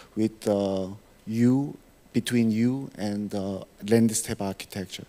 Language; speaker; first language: English; non-native, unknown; Korean